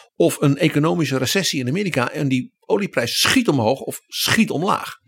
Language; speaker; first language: Dutch; native; Dutch